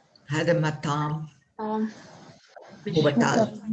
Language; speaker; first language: Arabic; early bilingual, heritage; Arabic